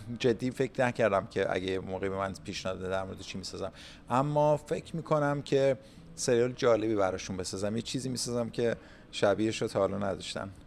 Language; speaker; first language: Persian; native; Persian